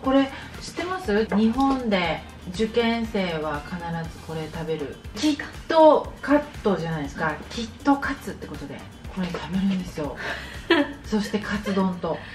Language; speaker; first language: Japanese; native; Japanese